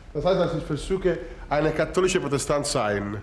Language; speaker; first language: German; non-native, learner; Italian